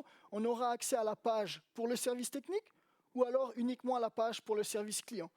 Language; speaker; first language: French; native; French